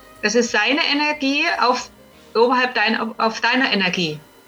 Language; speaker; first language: German; native; German